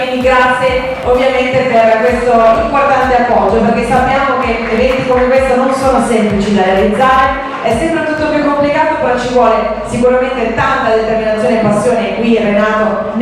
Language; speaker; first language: Italian; native; Italian